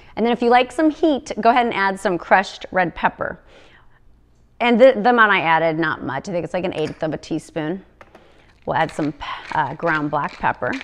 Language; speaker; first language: English; native; English